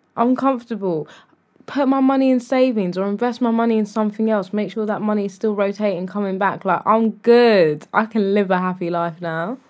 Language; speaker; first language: English; native; English